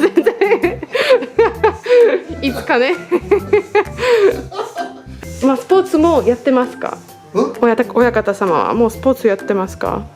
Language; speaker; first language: Japanese; non-native, learner; Slovak